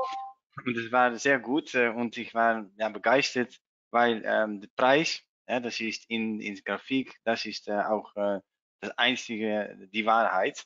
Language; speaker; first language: German; non-native, learner; Dutch